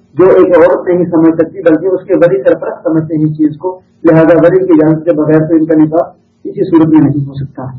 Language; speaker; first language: Urdu; native; Urdu